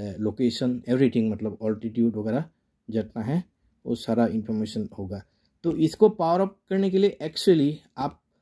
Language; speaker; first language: Hindi; non-native, local second language; Assamese